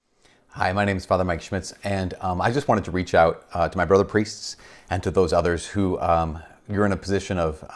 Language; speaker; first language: English; native; English